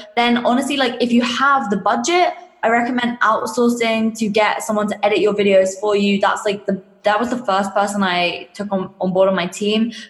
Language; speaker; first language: English; native; English